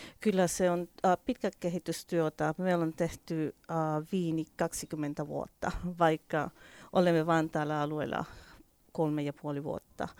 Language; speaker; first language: Finnish; non-native, learner; Spanish